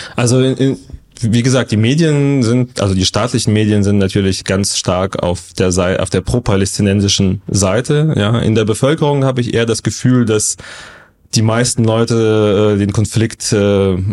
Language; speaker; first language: German; non-native, fluent; Russian